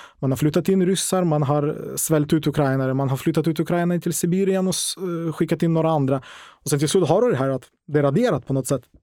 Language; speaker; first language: Swedish; non-native, fluent; Ukrainian